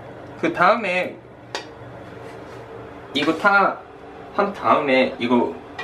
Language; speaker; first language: Korean; non-native, learner; Japanese